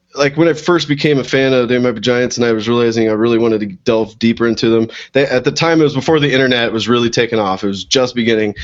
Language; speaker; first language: English; native; English